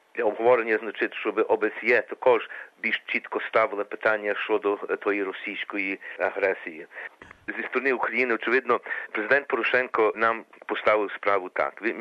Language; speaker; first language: Ukrainian; early bilingual, heritage; Ukrainian